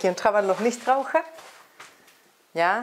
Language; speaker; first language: Spanish; native; Spanish